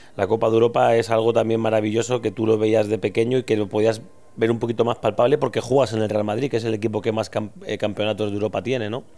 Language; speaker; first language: Spanish; native; Spanish